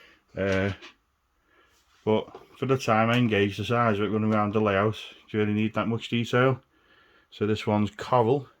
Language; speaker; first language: English; native; English